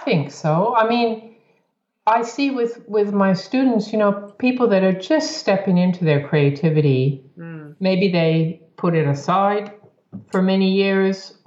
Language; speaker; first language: English; native; English